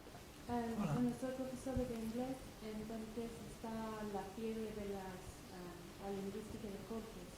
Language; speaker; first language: Spanish; non-native, fluent; English